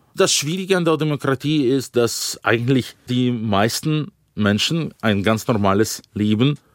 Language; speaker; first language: German; non-native, fluent; Russian